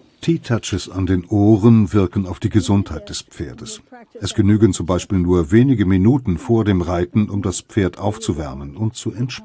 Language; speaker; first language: German; native; German